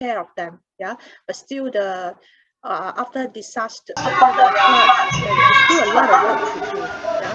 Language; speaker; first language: English; non-native, local second language; Malay